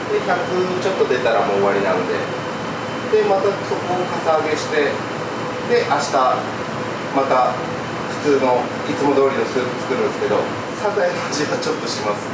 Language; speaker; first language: Japanese; native; Japanese